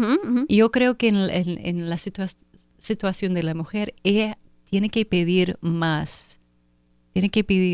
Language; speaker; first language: Spanish; non-native, fluent; English